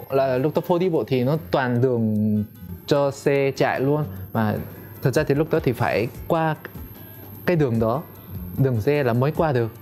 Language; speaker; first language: Vietnamese; non-native, fluent; Korean